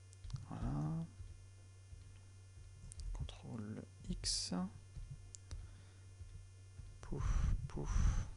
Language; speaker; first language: French; native; French